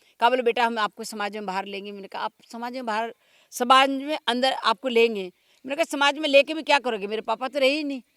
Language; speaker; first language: Hindi; non-native, local second language; Rajasthani